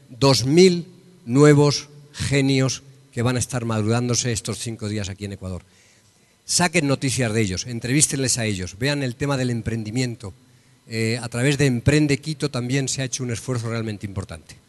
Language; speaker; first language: Spanish; native; Spanish